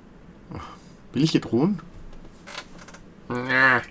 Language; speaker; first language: German; native; German